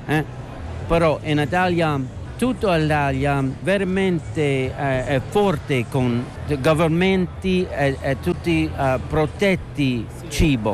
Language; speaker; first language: Italian; non-native, learner; English